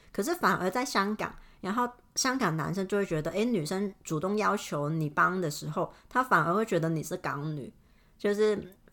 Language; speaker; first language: Chinese; non-native, local second language; Cantonese